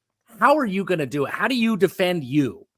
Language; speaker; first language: English; native; English